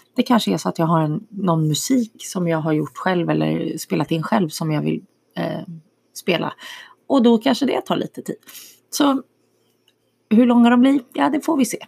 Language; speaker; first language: Swedish; early bilingual, other home language; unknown